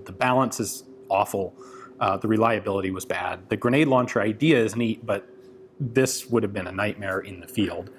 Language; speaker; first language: English; native; English